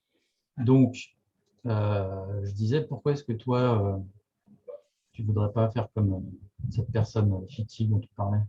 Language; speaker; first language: French; native; French